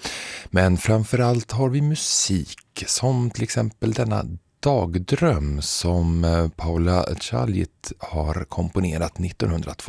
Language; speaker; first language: Swedish; native; Swedish